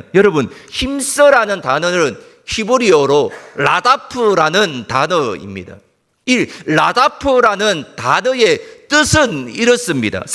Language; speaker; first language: Korean; native; Korean